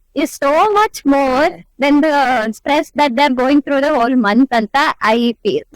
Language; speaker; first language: English; non-native, local second language; Kannada